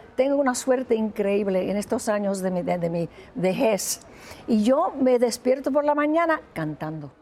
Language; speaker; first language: Spanish; native; Spanish